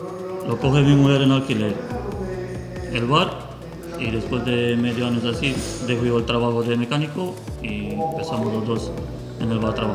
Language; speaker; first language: Spanish; non-native, fluent; Romanian